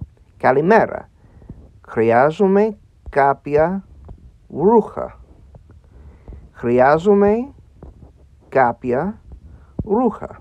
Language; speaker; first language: Greek; non-native, learner; English